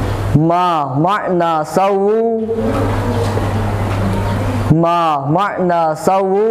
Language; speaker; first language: Arabic; non-native, learner; Indonesian